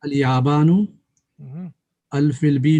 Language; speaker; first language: Arabic; non-native, learner; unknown